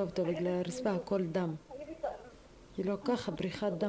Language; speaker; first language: Hebrew; non-native, learner; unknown